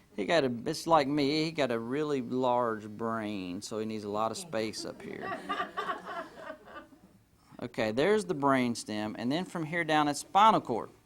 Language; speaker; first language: English; native; English